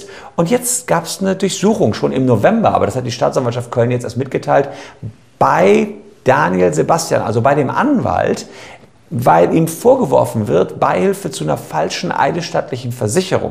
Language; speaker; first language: German; native; German